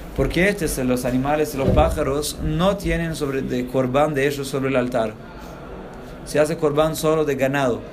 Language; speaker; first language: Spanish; non-native, fluent; Portuguese